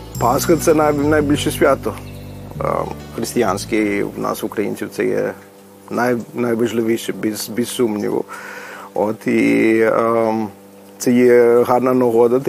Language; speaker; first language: Ukrainian; early bilingual, heritage; Ukrainian